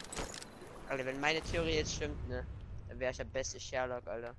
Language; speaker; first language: German; native; German